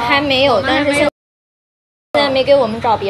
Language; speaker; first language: Chinese; native; Chinese